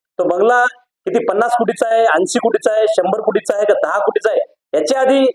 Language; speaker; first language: Marathi; native; Marathi